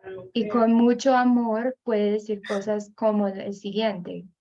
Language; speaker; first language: Spanish; non-native, fluent; English